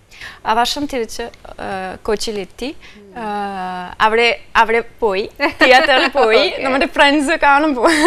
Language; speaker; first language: Malayalam; non-native, fluent; French